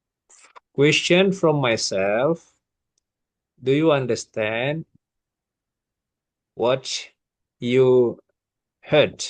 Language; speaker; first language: English; non-native, fluent; Malay